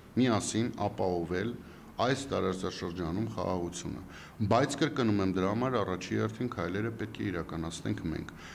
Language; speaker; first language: Armenian; native; Armenian